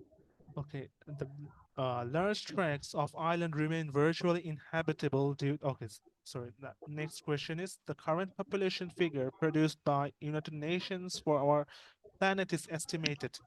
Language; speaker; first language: English; non-native, fluent; Bangla